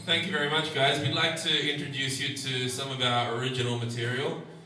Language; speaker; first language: English; native; English